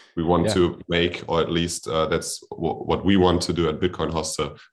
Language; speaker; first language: English; non-native, fluent; German